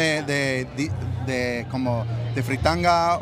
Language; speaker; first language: Spanish; early bilingual, heritage; Spanish